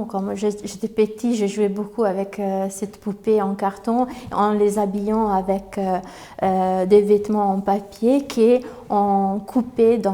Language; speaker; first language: French; non-native, fluent; Italian